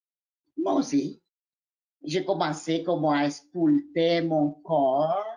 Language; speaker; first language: French; non-native, fluent; Spanish